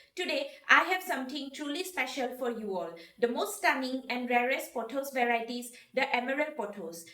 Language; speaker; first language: English; non-native, local second language; Assamese